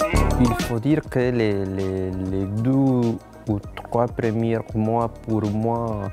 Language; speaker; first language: French; non-native, fluent; Spanish